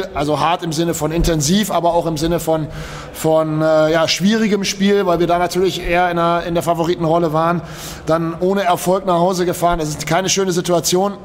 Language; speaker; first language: German; native; German